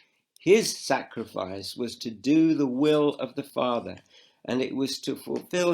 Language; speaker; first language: English; native; English